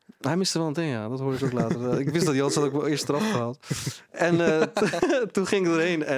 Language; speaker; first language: Dutch; early bilingual, other home language; Punjabi